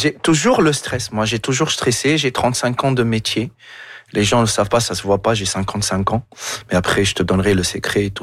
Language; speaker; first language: French; non-native, local second language; Arabic